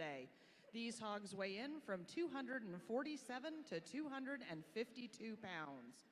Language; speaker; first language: English; native; English